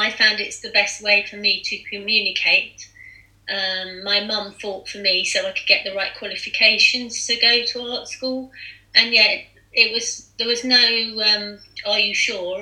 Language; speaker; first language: English; native; English